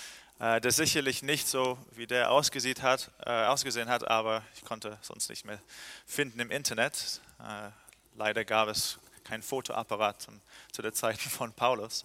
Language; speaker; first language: German; non-native, fluent; English